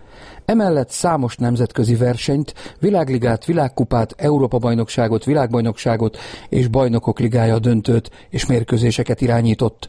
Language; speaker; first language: Hungarian; native; Hungarian